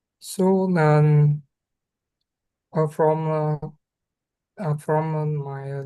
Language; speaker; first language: English; non-native, learner; Vietnamese